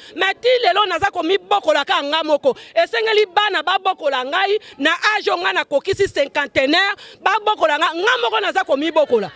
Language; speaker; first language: Lingala; native; Lingala